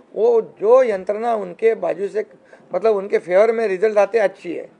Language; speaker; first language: Hindi; non-native, local second language; Marathi